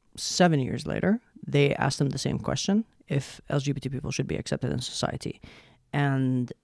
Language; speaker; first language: English; non-native, fluent; Arabic